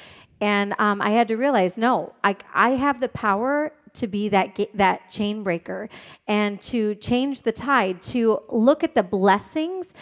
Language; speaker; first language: English; native; English